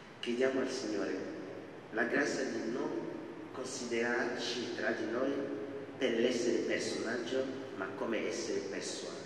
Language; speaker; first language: Italian; non-native, fluent; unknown